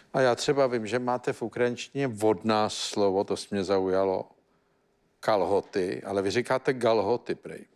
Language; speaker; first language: Czech; native; Czech